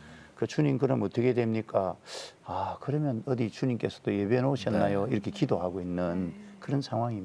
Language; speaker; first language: Korean; native; Korean